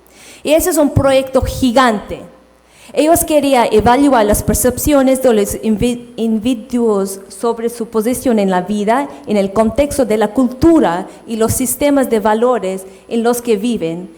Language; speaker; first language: Spanish; non-native, fluent; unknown